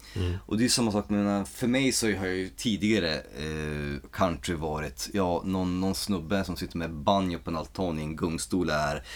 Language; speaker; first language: Swedish; native; Swedish